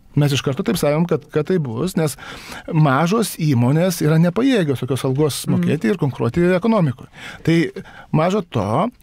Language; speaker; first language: Lithuanian; native; Lithuanian